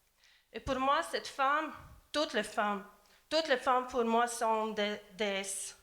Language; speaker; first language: French; non-native, learner; Latvian